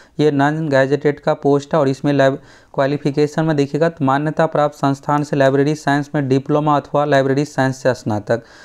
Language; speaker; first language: Hindi; native; Hindi